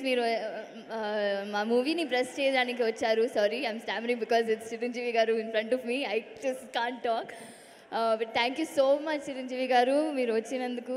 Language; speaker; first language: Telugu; non-native, learner; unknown